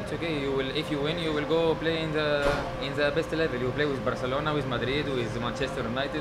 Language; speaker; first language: English; non-native, learner; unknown